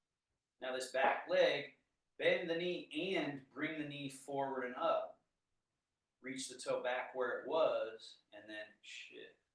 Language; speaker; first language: English; native; English